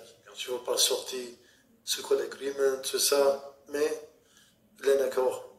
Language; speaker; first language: French; non-native, learner; Arabic